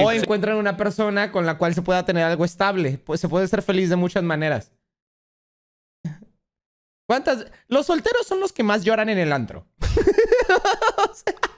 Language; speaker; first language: Spanish; native; Spanish